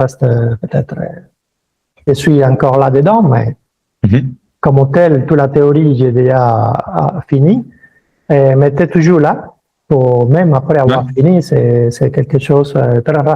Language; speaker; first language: French; early bilingual, other home language; Spanish